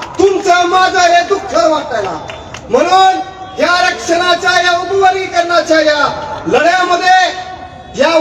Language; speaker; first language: Marathi; native; Marathi